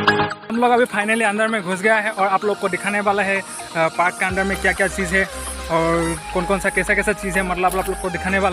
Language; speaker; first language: Hindi; non-native, local second language; Assamese